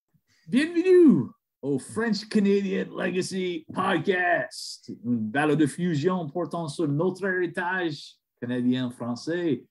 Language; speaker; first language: French; non-native, learner; English